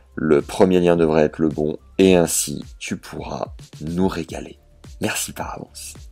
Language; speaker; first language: French; native; French